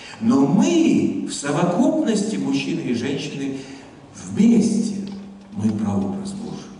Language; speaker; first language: Russian; non-native, fluent; German